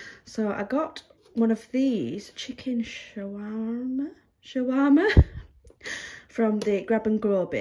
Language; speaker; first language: English; native; English